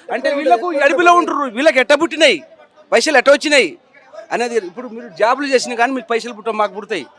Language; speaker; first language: Telugu; non-native, local second language; Lambadi